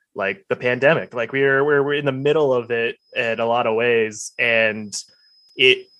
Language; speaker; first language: English; native; English